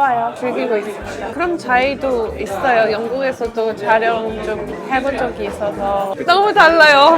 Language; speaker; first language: Korean; non-native, fluent; English